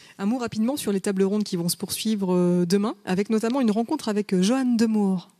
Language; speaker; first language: French; native; French